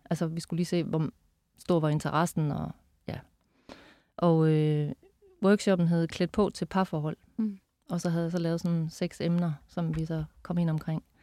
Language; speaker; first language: Danish; native; Danish